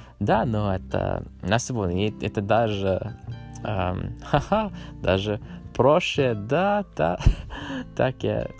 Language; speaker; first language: Russian; non-native, learner; English